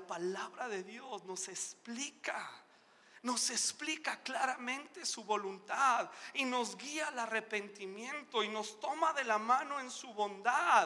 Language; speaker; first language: Spanish; native; Spanish